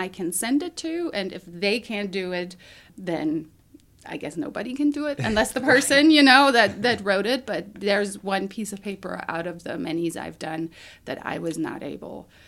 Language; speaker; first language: English; non-native, fluent; German